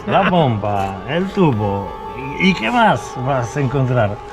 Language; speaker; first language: Spanish; non-native, fluent; Polish